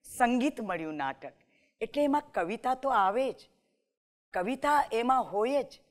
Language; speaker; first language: Gujarati; non-native, local second language; Marathi